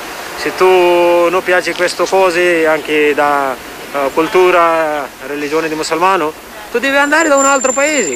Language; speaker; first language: Italian; non-native, learner; Persian